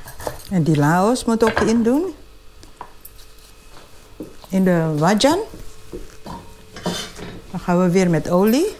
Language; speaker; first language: Dutch; non-native, fluent; Indonesian